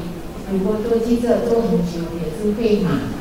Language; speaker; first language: Chinese; early bilingual, heritage; Indonesian